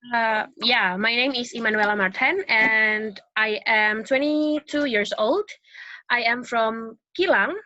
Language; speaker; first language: English; non-native, learner; Indonesian